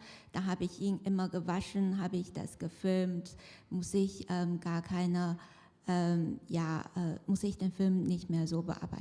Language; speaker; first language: German; non-native, fluent; Chinese